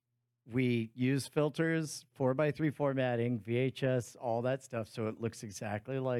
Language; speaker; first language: English; native; English